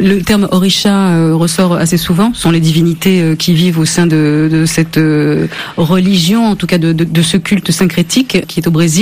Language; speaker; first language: French; native; French